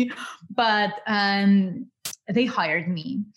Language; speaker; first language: English; non-native, fluent; Ukrainian